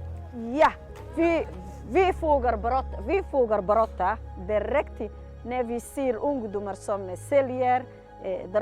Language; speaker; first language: Swedish; non-native, learner; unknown